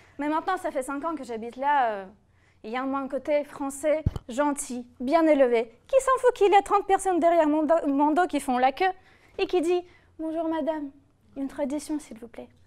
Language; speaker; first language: French; non-native, fluent; Russian